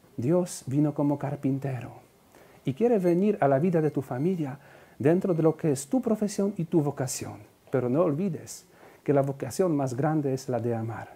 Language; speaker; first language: Spanish; non-native, fluent; Polish